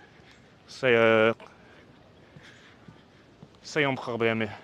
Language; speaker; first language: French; non-native, learner; English